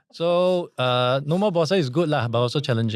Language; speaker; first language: English; native; English